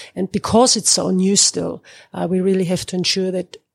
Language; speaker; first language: English; non-native, fluent; German